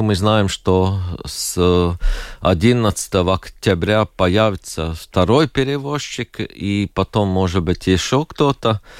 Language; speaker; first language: Russian; non-native, local second language; Latvian